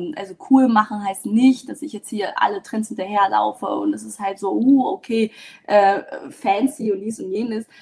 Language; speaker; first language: German; early bilingual, other home language; Vietnamese